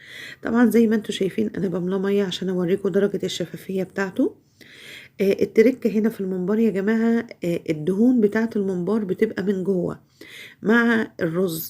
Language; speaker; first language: Arabic; native; Arabic